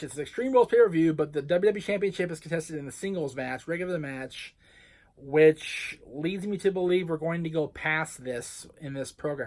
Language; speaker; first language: English; native; English